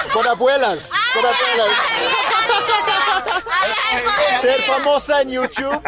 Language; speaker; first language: Spanish; non-native, learner; English